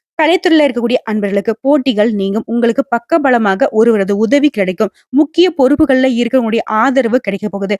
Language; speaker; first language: Tamil; native; Tamil